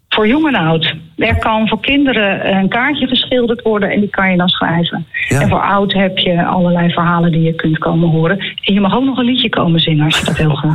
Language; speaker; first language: Dutch; native; Dutch